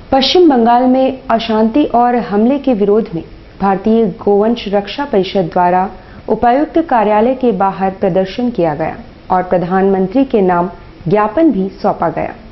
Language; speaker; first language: Hindi; native; Hindi